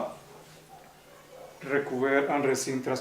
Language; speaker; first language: French; non-native, fluent; Spanish